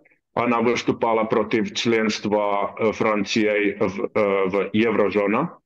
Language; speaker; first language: Russian; non-native, learner; Finnish